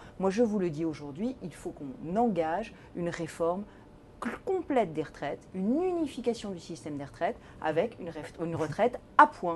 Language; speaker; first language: French; native; French